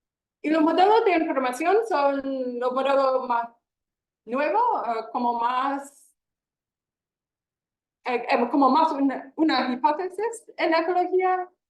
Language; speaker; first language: Spanish; non-native, fluent; English